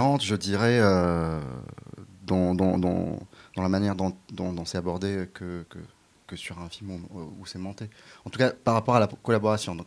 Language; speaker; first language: French; non-native, local second language; Arabic